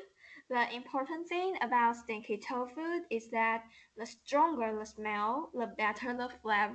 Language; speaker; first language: English; non-native, learner; Chinese